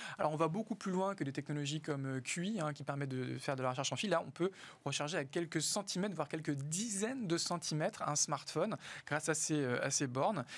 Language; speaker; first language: French; native; French